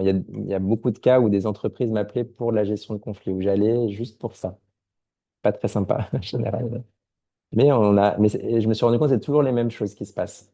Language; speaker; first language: French; native; French